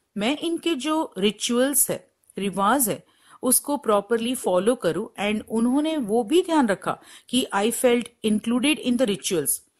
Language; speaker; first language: Hindi; non-native, local second language; Gujarati